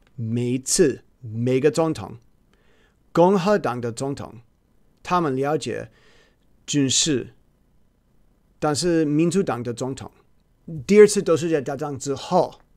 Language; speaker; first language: Chinese; non-native, learner; English